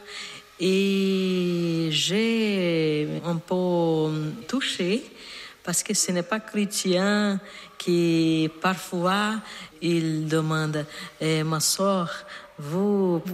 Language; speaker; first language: French; non-native, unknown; Portuguese